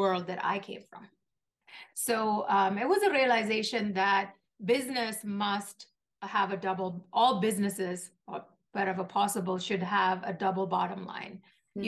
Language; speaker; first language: English; non-native, local second language; Malayalam